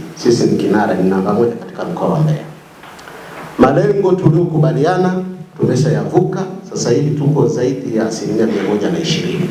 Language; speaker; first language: Swahili; native; Swahili